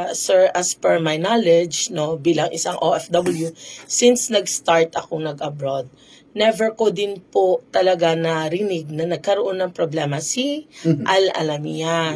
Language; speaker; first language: Filipino; non-native, local second language; Bikol